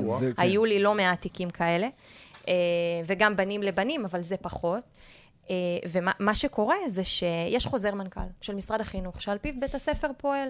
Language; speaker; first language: Hebrew; native; Hebrew